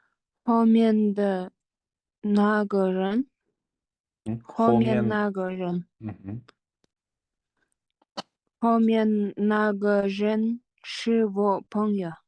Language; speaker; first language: Chinese; non-native, learner; Kyrgyz